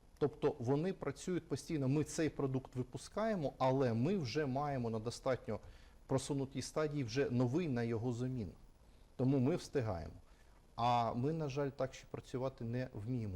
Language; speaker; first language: Ukrainian; native; Ukrainian